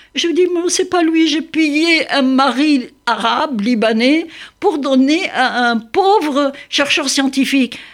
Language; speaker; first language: French; non-native, local second language; Arabic